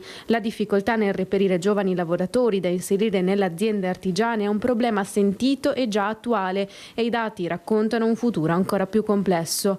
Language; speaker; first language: Italian; native; Italian